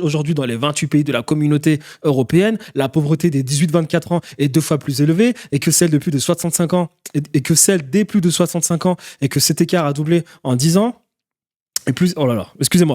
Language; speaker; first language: French; native; French